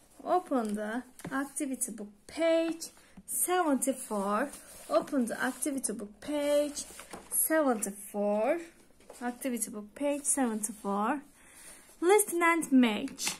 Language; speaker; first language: English; non-native, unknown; Turkish